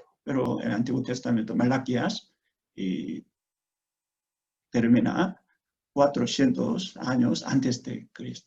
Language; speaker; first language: Spanish; non-native, fluent; Korean